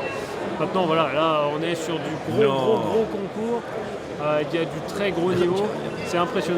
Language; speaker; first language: French; native; French